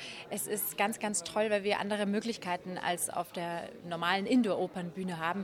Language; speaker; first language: German; native; German